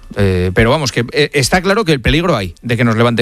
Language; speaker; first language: Spanish; native; Spanish